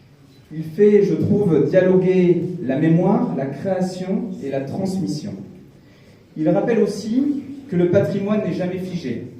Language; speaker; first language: French; native; French